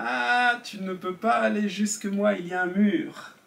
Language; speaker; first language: French; native; French